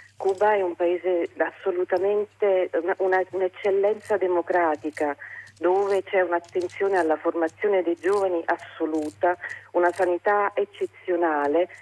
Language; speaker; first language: Italian; native; Italian